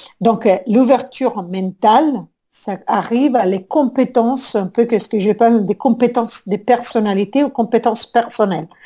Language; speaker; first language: French; non-native, fluent; Italian